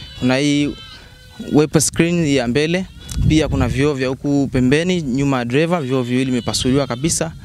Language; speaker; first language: Swahili; non-native, local second language; Masai